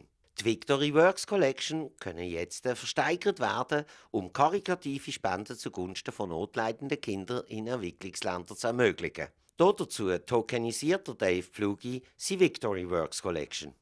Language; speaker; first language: German; native; German